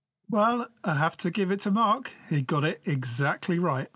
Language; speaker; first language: English; native; English